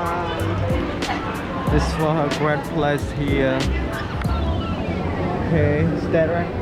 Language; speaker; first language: English; non-native, learner; Khmer